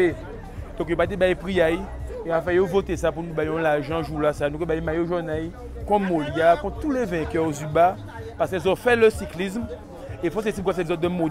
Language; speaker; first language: French; non-native, local second language; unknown